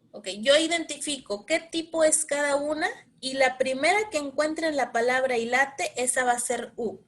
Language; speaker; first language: Spanish; native; Spanish